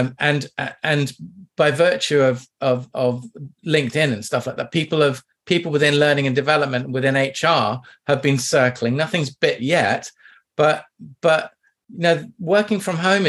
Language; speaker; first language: English; native; English